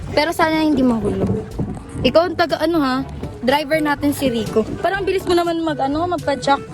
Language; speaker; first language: Filipino; native; Filipino